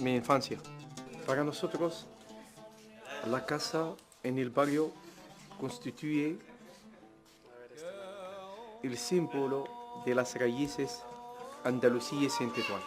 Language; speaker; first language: Spanish; non-native, fluent; Arabic